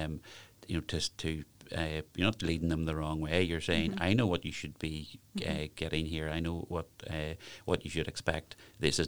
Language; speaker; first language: English; native; English